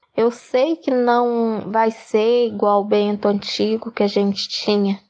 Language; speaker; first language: Portuguese; native; Portuguese